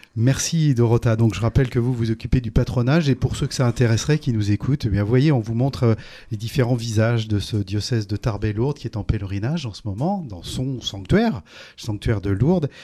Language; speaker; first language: French; native; French